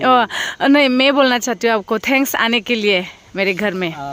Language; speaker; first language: Hindi; non-native, local second language; Bodo